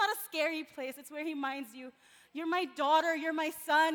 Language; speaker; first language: English; non-native, local second language; Filipino